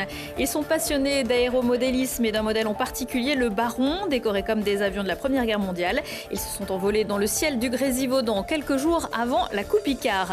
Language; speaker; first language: French; native; French